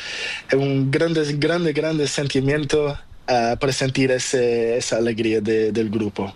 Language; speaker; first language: Spanish; non-native, learner; Portuguese